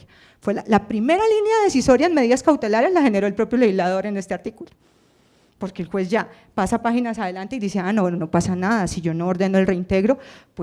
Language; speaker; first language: Spanish; native; Spanish